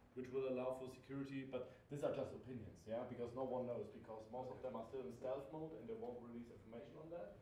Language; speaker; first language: English; non-native, fluent; German